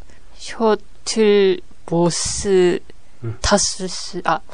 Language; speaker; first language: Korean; non-native, learner; Japanese